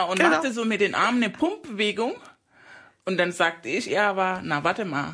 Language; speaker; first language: German; early bilingual, other home language; Spanish